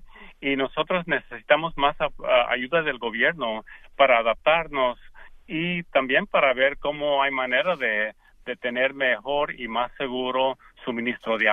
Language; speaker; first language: Spanish; early bilingual, heritage; Spanish